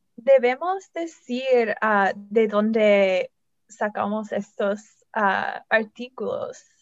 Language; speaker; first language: Spanish; non-native, fluent; English